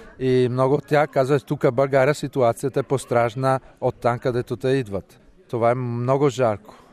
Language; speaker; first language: Bulgarian; non-native, fluent; Italian